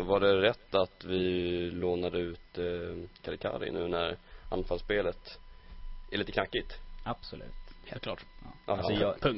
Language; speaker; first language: Swedish; native; Swedish